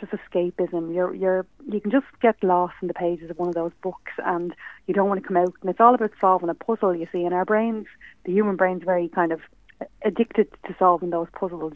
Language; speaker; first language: English; native; English